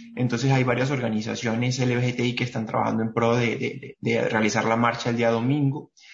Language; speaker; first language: Spanish; native; Spanish